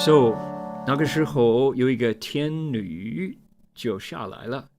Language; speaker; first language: Chinese; non-native, fluent; English